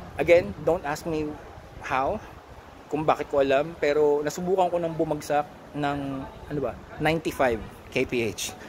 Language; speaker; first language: Filipino; native; Filipino